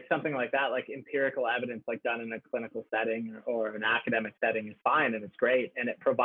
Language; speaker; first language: English; native; English